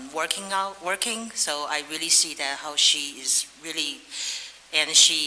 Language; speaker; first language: English; non-native, fluent; Chinese